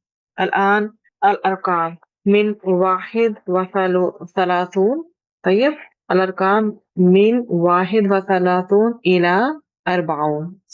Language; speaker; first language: Arabic; non-native, fluent; Urdu